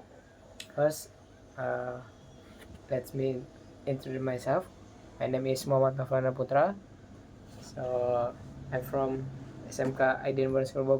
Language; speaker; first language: English; non-native, learner; Indonesian